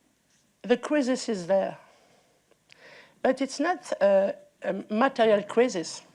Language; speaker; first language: English; non-native, learner; French